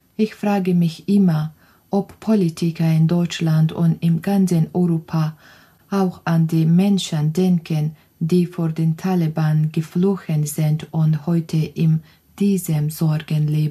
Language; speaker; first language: German; non-native, learner; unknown